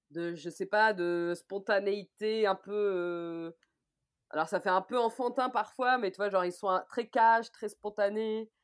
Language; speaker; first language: French; native; French